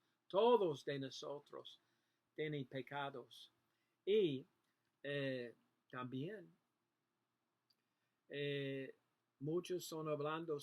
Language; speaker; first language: Spanish; non-native, learner; English